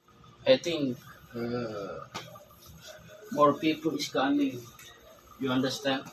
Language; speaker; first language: English; non-native, learner; Filipino